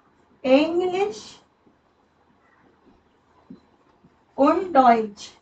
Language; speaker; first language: German; non-native, fluent; Hindi